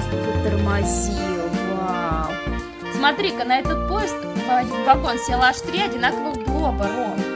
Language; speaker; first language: Russian; native; Russian